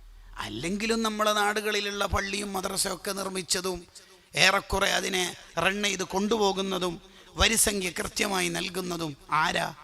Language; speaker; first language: Malayalam; native; Malayalam